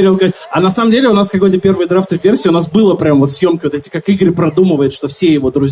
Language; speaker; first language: Russian; native; Russian